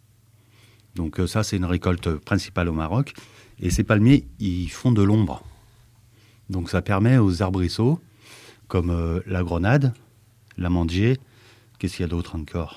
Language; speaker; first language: French; native; French